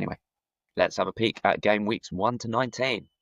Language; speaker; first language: English; native; English